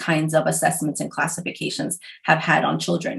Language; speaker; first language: English; early bilingual, other home language; Spanish